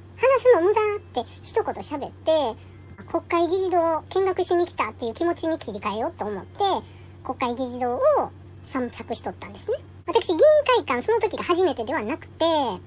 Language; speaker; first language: Japanese; native; Japanese